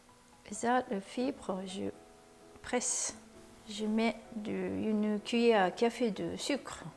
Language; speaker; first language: French; non-native, learner; Japanese